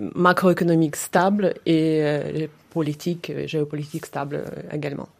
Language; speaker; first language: French; non-native, fluent; Ukrainian